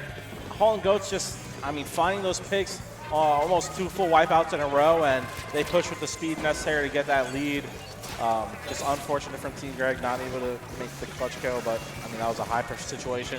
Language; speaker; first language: English; native; English